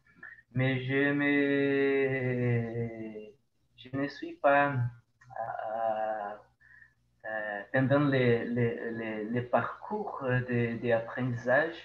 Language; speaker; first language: French; non-native, learner; Portuguese